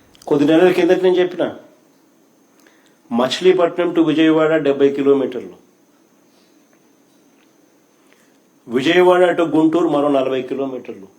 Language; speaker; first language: Telugu; native; Telugu